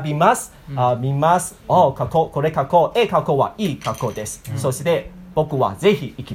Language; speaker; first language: Japanese; non-native, learner; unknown